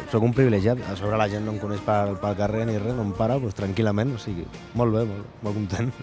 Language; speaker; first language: Catalan; non-native, local second language; Spanish